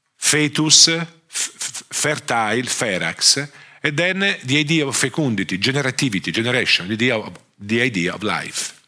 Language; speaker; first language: English; non-native, fluent; Italian